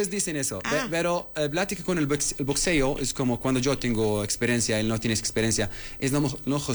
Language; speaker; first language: Spanish; non-native, learner; Arabic